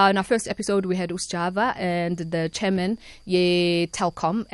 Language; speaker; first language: English; non-native, local second language; Zulu